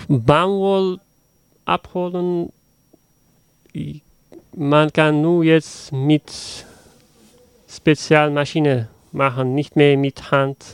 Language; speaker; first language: German; non-native, learner; Uzbek